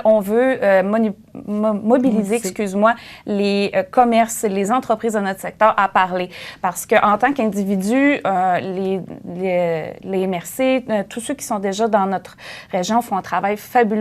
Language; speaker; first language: French; native; French